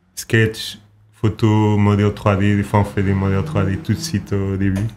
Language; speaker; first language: French; non-native, fluent; Portuguese